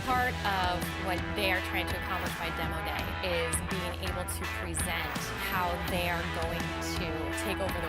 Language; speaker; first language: English; native; English